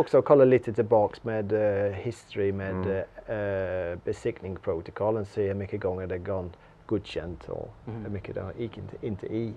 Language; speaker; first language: Swedish; non-native, learner; English